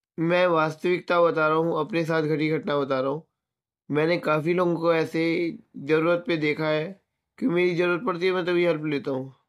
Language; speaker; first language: Hindi; native; Hindi